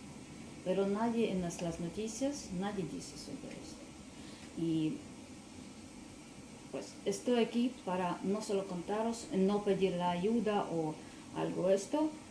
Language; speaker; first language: Spanish; non-native, learner; Russian